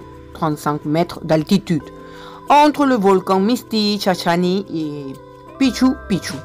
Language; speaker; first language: French; non-native, fluent; Spanish